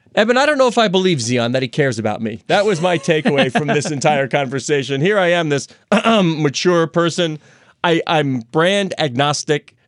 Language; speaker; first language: English; native; English